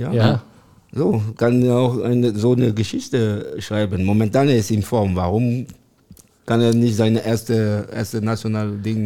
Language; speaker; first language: German; non-native, learner; French